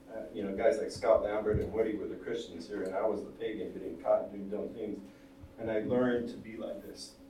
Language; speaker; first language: English; native; English